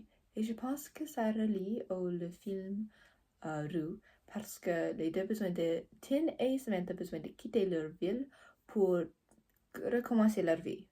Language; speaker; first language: French; non-native, learner; English